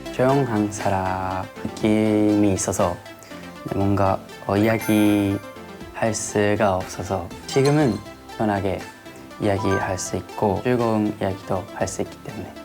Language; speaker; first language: Korean; non-native, learner; Japanese